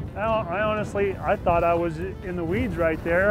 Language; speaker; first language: English; native; English